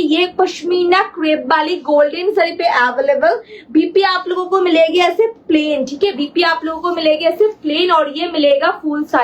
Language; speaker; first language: Hindi; non-native, local second language; Bangla